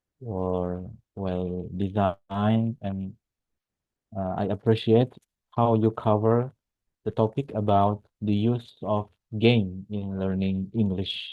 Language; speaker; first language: English; non-native, fluent; Indonesian